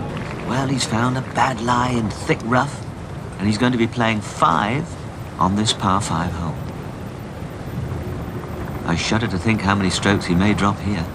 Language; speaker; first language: English; native; English